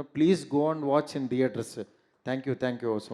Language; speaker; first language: Telugu; native; Telugu